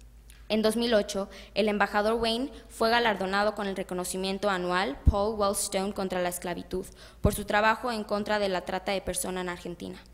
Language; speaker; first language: Spanish; native; Spanish